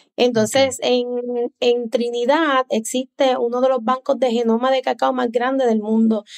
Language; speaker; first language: Spanish; native; Spanish